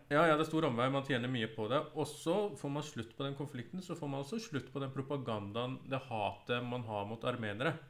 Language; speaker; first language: Norwegian; early bilingual, other home language; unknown